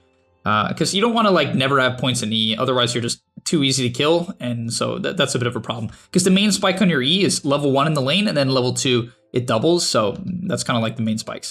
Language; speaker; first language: English; native; English